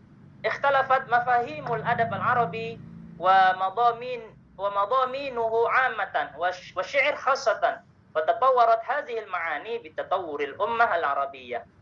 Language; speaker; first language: Arabic; non-native, learner; Indonesian